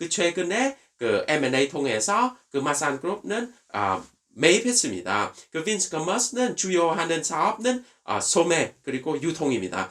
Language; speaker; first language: Korean; non-native, fluent; Vietnamese